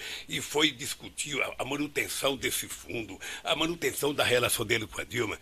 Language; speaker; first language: Portuguese; native; Portuguese